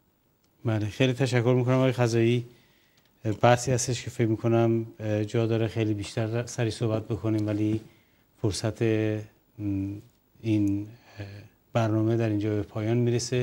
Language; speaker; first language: Persian; native; Persian